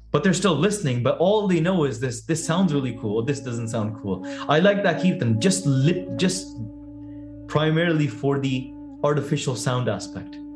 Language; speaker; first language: English; early bilingual, other home language; Punjabi